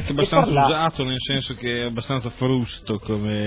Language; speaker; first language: Italian; native; Italian